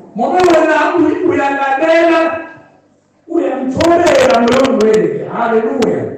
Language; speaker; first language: Zulu; non-native, local second language; Swati